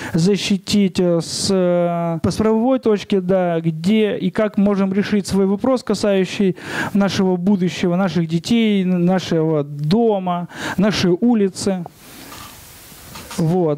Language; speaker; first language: Russian; non-native, local second language; Ukrainian